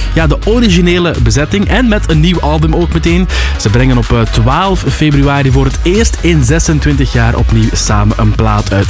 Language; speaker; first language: Dutch; native; Dutch